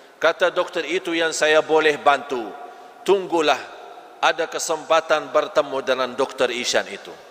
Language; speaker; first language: Malay; non-native, fluent; Arabic